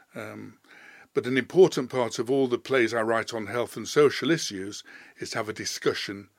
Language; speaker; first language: English; native; English